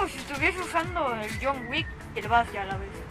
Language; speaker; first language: Spanish; native; Spanish